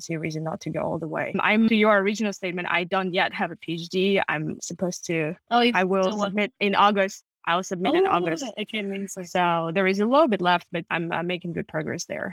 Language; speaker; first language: English; non-native, fluent; Russian